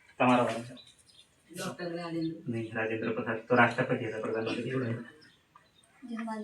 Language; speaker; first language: Gujarati; native; Gujarati